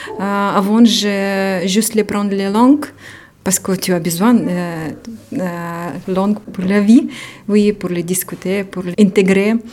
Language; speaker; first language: French; non-native, learner; Ukrainian